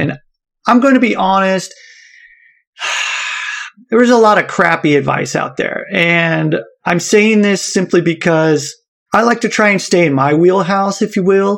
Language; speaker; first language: English; native; English